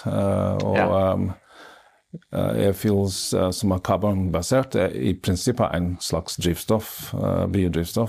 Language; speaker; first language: Norwegian; non-native, fluent; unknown